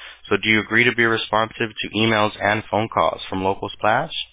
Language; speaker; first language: English; early bilingual, other home language; Spanish